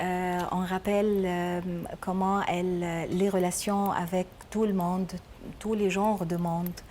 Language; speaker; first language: French; non-native, learner; Arabic